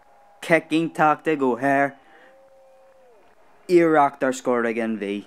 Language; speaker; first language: Irish; non-native, local second language; English